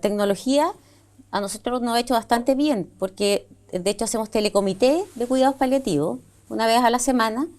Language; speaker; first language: Spanish; native; Spanish